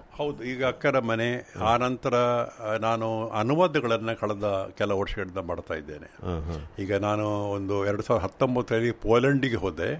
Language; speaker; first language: Kannada; non-native, local second language; Tulu